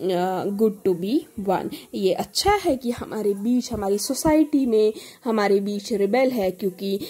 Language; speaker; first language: Hindi; native; Hindi